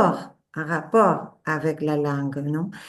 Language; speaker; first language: French; non-native, fluent; Spanish